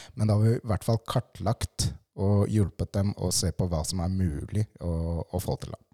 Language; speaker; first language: Norwegian; early bilingual, other home language; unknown